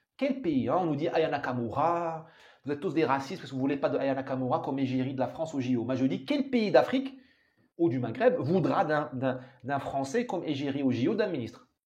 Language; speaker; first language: French; non-native, local second language; Arabic